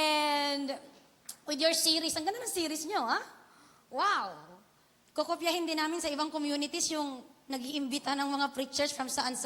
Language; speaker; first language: Filipino; non-native, local second language; Chavacano